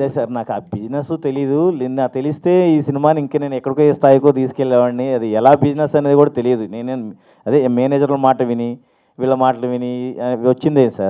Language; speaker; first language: Telugu; native; Telugu